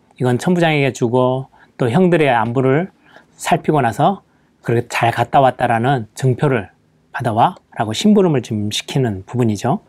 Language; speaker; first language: Korean; native; Korean